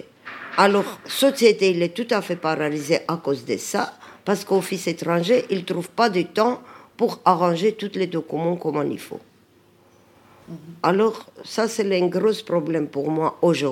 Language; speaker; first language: French; non-native, learner; Armenian